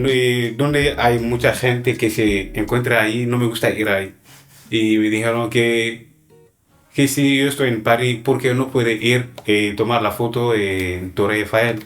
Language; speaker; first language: Spanish; non-native, learner; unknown